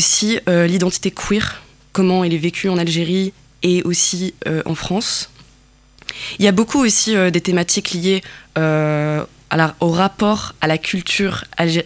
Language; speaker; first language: French; non-native, local second language; Kabyle